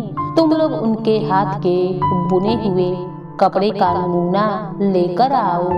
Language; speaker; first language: Hindi; native; Hindi